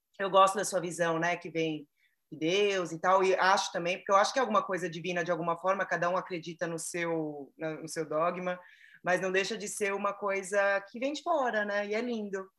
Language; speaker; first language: Portuguese; native; Portuguese